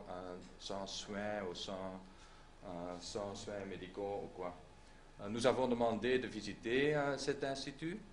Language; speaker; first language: French; non-native, local second language; Dutch